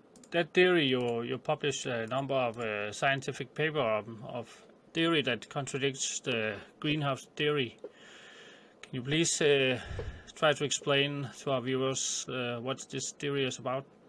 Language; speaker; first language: English; non-native, fluent; Danish